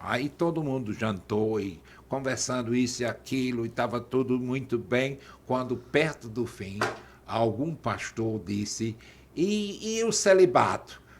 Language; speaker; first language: Portuguese; non-native, fluent; English